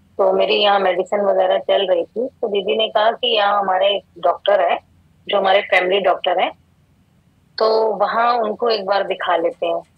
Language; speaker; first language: Hindi; native; Hindi